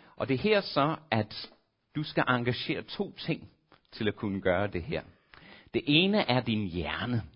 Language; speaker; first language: Danish; non-native, fluent; English